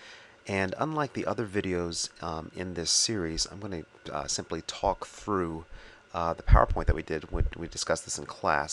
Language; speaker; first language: English; native; English